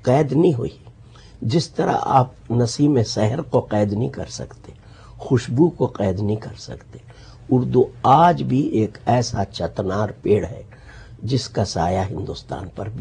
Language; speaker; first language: Urdu; native; Urdu